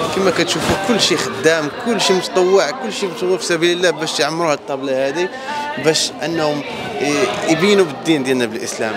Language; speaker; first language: Arabic; native; Arabic